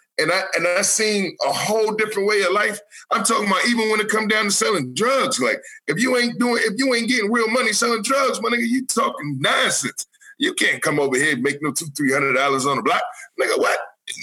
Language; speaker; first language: English; native; English